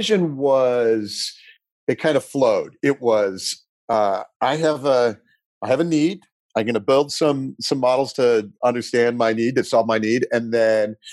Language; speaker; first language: English; native; English